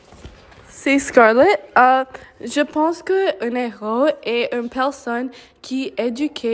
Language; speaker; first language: French; non-native, learner; English